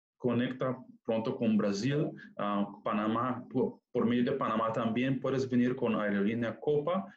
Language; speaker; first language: Spanish; non-native, fluent; Papiamento